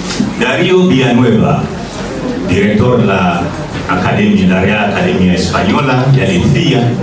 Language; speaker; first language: Spanish; non-native, fluent; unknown